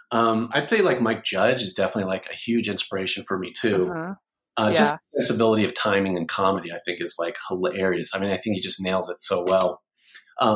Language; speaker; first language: English; native; English